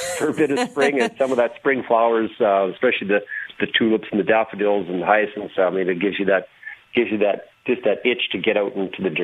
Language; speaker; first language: English; native; English